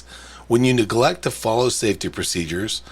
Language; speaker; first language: English; native; English